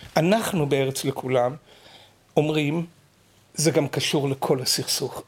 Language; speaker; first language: Hebrew; native; Hebrew